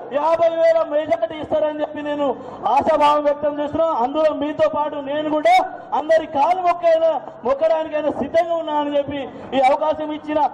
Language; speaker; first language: Telugu; non-native, local second language; Lambadi